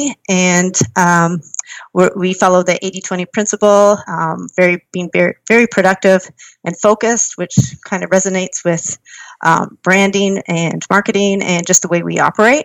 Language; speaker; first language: English; native; English